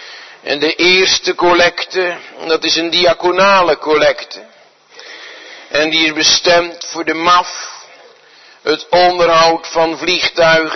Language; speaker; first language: Dutch; native; Dutch